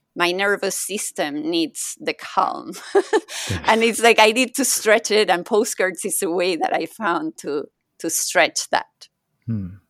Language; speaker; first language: English; non-native, fluent; Spanish